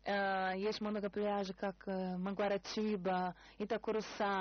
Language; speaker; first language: Russian; non-native, learner; Portuguese